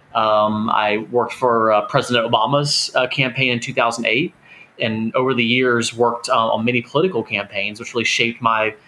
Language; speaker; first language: English; native; English